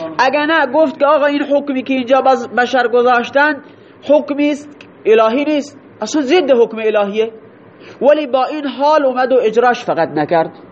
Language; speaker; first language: Persian; non-native, local second language; Baluchi